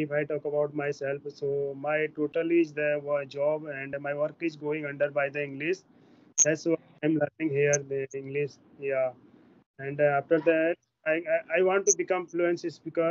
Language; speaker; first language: English; non-native, learner; Hindi